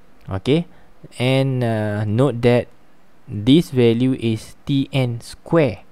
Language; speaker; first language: English; non-native, local second language; Malay